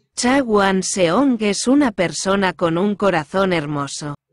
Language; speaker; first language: Spanish; non-native, fluent; Korean